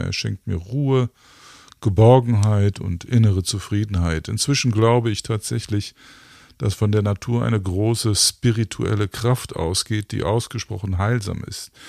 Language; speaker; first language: German; native; German